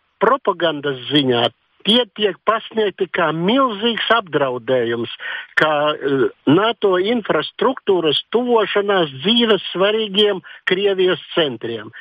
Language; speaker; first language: Latvian; native; Latvian